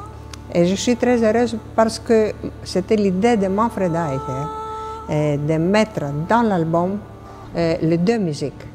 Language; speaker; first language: French; non-native, fluent; Greek